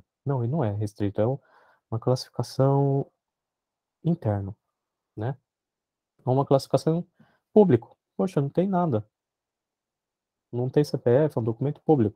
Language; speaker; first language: Portuguese; native; Portuguese